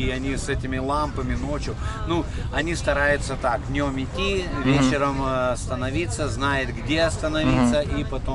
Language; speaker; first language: Russian; non-native, local second language; Lithuanian